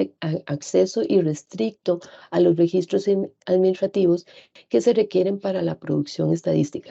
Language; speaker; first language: Spanish; native; Spanish